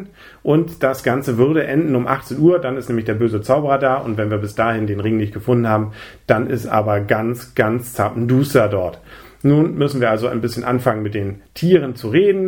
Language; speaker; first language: German; native; German